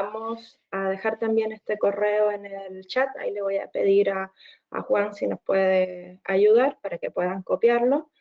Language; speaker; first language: Spanish; native; Spanish